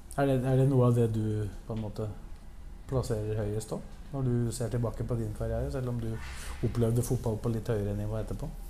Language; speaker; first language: Norwegian; native; Norwegian